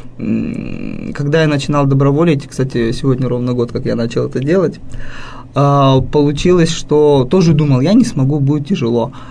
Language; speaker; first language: Russian; native; Russian